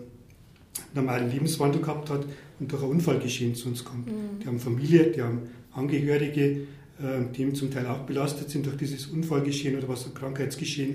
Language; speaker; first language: German; native; German